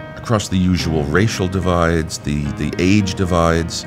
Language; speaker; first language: English; native; English